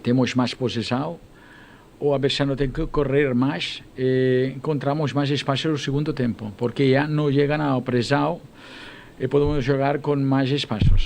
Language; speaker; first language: Portuguese; non-native, fluent; Spanish